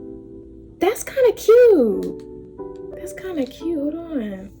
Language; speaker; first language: English; native; English